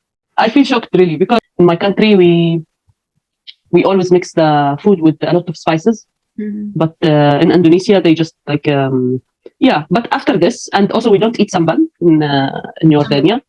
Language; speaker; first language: English; non-native, fluent; Arabic